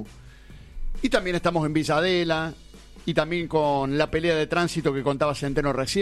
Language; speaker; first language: Spanish; native; Spanish